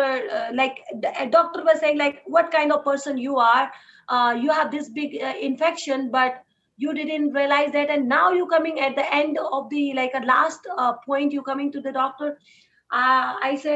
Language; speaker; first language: English; non-native, local second language; Hindi